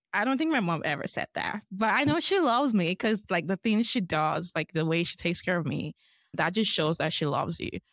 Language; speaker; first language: English; non-native, local second language; Yoruba